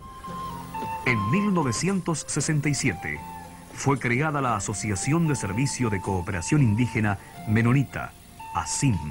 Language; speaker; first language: Spanish; native; Spanish